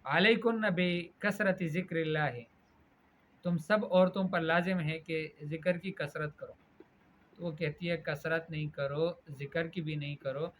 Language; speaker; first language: Urdu; native; Urdu